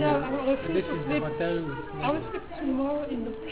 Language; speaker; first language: English; non-native, learner; French